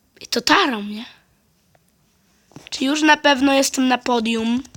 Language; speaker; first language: Polish; native; Polish